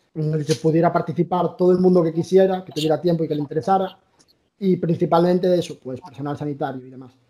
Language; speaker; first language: Spanish; native; Spanish